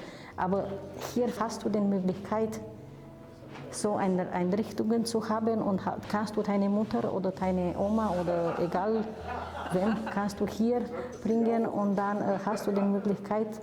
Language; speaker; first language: German; non-native, fluent; Romanian